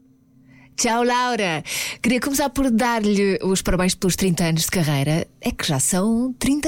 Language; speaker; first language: Portuguese; native; Portuguese